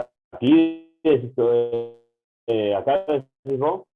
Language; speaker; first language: Spanish; native; Spanish